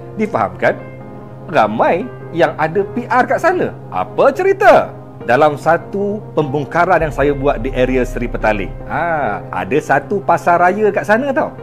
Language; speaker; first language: Malay; native; Malay